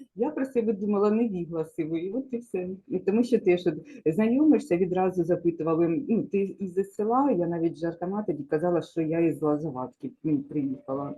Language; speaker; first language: Ukrainian; non-native, local second language; Russian